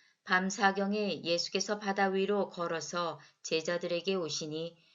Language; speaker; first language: Korean; native; Korean